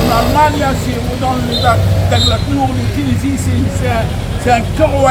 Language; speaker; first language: French; non-native, learner; Arabic